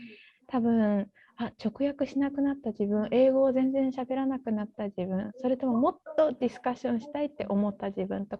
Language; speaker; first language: Japanese; native; Japanese